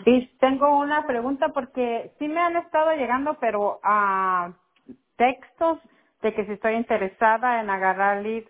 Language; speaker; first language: Spanish; native; Spanish